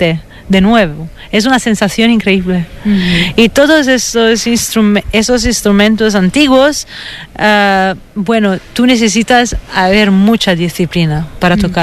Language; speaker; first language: Spanish; non-native, fluent; Italian